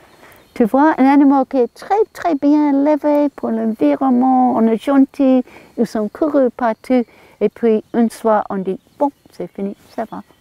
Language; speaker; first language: French; non-native, learner; English